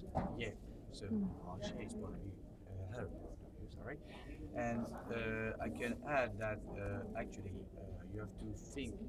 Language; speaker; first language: English; non-native, learner; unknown